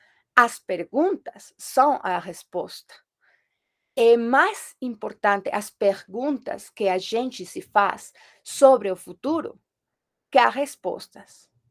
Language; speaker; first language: Portuguese; non-native, fluent; Spanish